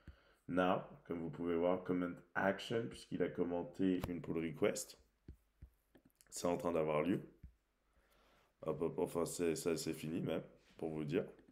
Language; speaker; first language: French; native; French